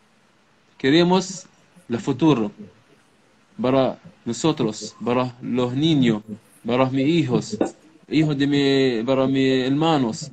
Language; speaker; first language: Spanish; non-native, learner; Arabic